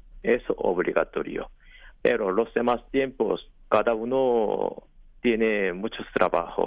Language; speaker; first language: Spanish; non-native, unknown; Korean